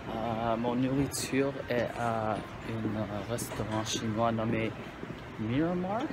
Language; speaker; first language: French; non-native, local second language; English